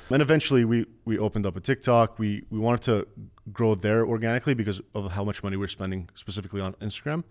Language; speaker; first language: English; native; English